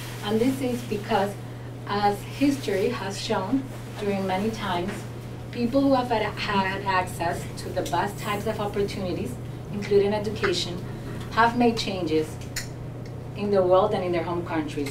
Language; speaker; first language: English; non-native, fluent; Spanish